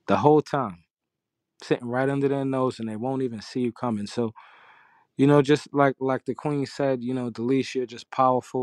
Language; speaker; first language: English; native; English